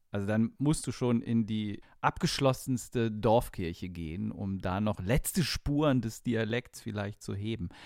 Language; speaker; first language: German; native; German